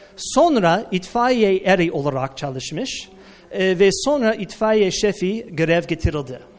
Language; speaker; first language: Turkish; non-native, fluent; English